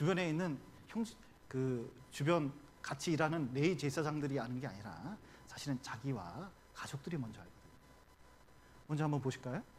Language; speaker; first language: Korean; native; Korean